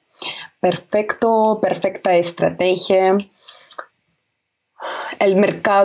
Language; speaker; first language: Spanish; non-native, fluent; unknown